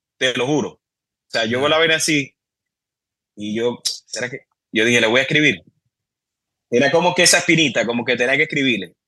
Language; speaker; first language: Spanish; native; Spanish